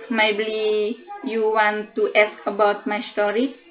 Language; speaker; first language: English; non-native, learner; Indonesian